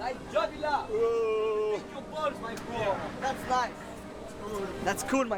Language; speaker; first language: English; non-native, learner; French